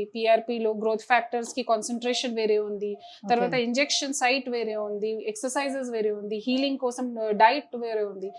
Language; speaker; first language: Telugu; non-native, fluent; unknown